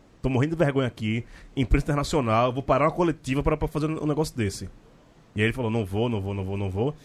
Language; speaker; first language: Portuguese; native; Portuguese